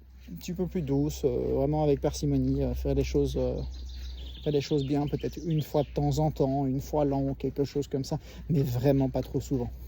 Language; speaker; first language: French; native; French